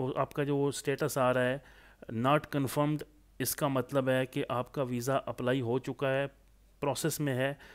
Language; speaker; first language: Urdu; non-native, local second language; Punjabi